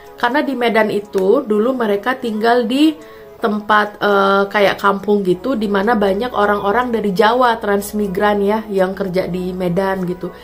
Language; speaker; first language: Indonesian; native; Indonesian